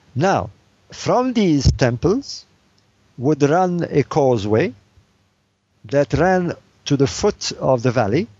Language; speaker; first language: English; non-native, fluent; Arabic